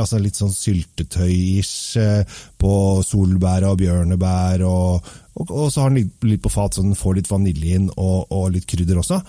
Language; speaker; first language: Norwegian; native; Norwegian